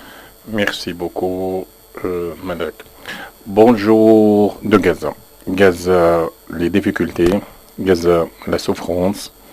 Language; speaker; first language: French; non-native, fluent; Arabic